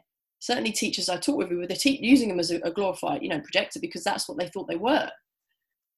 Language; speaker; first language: English; native; English